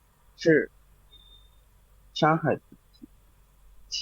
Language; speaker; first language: Chinese; non-native, learner; Indonesian